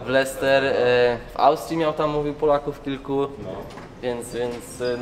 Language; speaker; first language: Polish; native; Polish